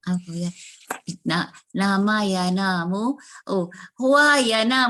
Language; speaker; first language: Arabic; non-native, learner; Malay